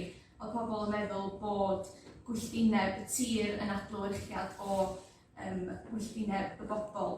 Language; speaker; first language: Welsh; native; Welsh